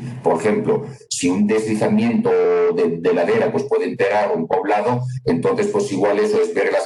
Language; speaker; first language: Spanish; native; Spanish